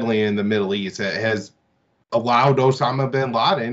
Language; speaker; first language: English; native; English